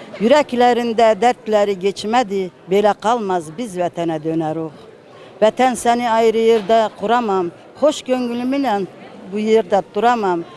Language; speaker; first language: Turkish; early bilingual, heritage; Turkish